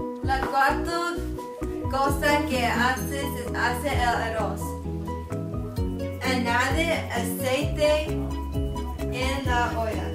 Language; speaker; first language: Spanish; non-native, learner; English